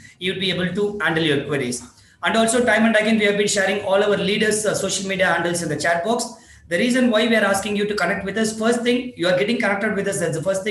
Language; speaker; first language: English; non-native, local second language; Tamil